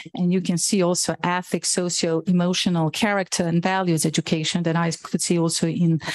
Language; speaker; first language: English; non-native, fluent; Bosnian